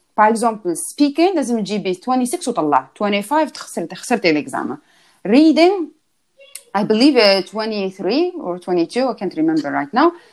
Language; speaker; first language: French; non-native, local second language; Arabic